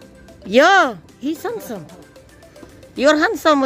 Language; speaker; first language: English; non-native, local second language; Filipino